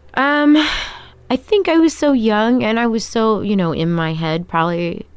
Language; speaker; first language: English; native; English